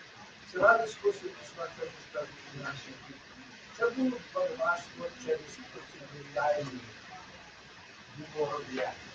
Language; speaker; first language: Ukrainian; early bilingual, heritage; English